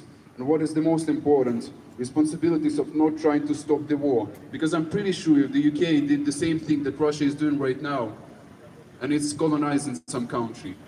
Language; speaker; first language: English; non-native, fluent; Ukrainian